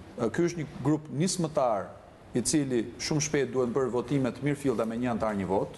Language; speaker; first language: Albanian; native; Albanian